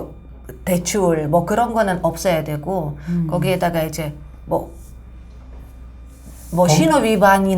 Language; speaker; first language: Korean; non-native, fluent; Russian